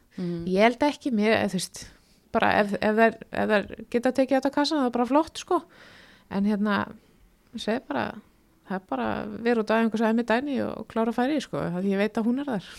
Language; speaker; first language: Icelandic; native; Icelandic